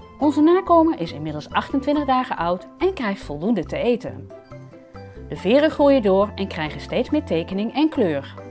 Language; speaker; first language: Dutch; native; Dutch